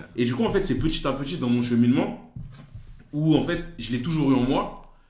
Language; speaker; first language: French; native; French